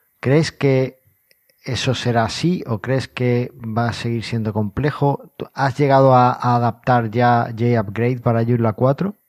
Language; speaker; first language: Spanish; native; Spanish